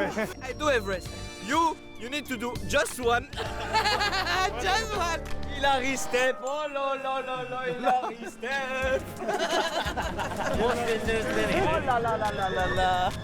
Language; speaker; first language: English; non-native, learner; French